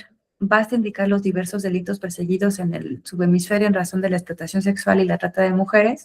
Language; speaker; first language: Spanish; native; Spanish